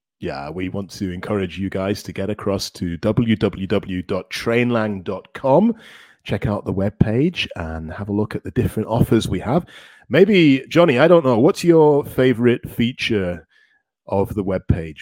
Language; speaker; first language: English; native; English